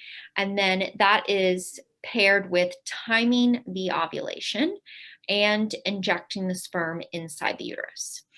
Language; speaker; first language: English; native; English